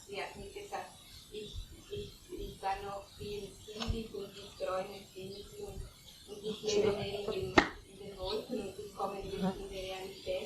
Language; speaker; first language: German; non-native, learner; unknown